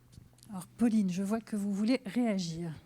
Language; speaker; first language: French; native; French